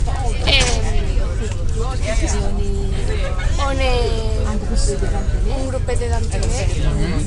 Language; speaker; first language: French; non-native, learner; Spanish